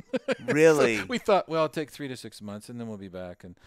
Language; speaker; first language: English; native; English